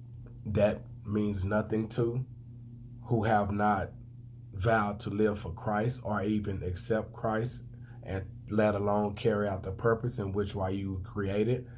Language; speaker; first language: English; native; English